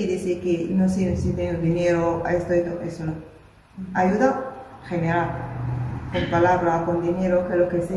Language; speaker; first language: Spanish; non-native, local second language; Arabic